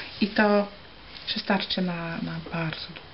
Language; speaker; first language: Polish; early bilingual, heritage; Polish